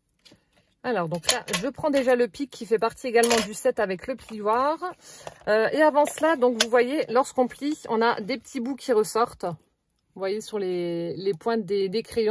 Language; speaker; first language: French; native; French